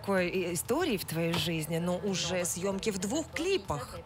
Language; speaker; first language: Russian; native; Russian